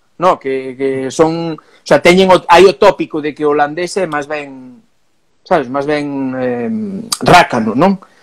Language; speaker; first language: Galician; non-native, local second language; Spanish